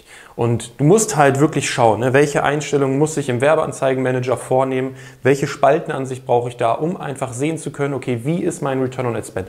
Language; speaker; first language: German; native; German